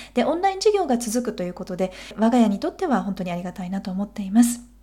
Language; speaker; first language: Japanese; native; Japanese